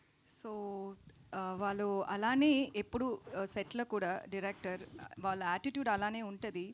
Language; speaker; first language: Telugu; non-native, learner; Tamil